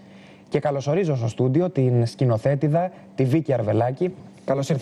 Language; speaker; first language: Greek; native; Greek